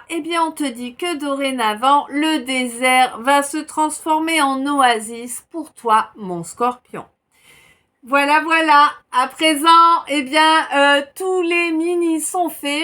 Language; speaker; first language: French; native; French